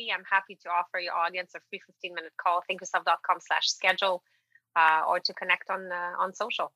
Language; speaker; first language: English; non-native, fluent; French